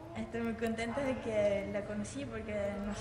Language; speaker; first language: Spanish; non-native, learner; German